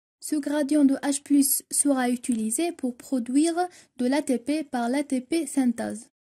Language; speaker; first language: French; non-native, local second language; Arabic